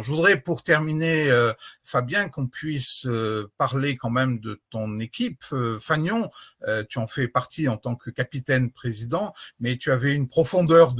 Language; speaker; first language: French; native; French